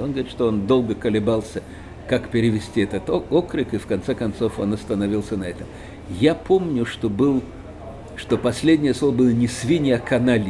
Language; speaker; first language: Russian; native; Russian